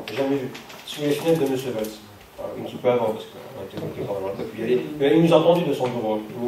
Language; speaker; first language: French; native; French